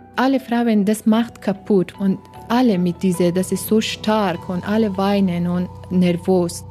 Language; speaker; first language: German; non-native, learner; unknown